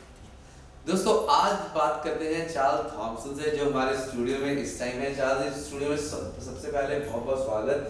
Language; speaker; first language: Hindi; native; Hindi